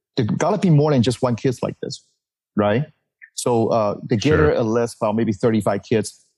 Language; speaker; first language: English; early bilingual, other home language; Chinese